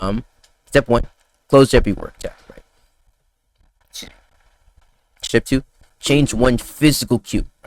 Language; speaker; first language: English; native; English